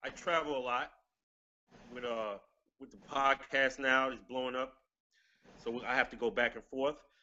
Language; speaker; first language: English; native; English